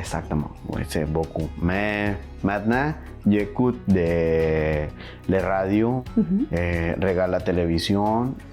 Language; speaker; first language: French; non-native, learner; Spanish